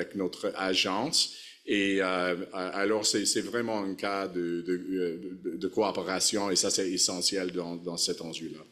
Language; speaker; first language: French; non-native, local second language; English